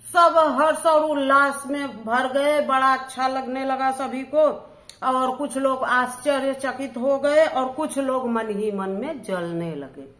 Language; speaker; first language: Hindi; native; Hindi